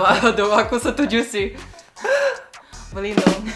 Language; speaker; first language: Indonesian; non-native, fluent; Russian